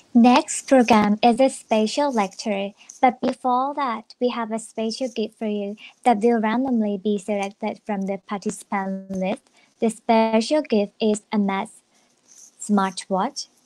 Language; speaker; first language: English; non-native, fluent; Thai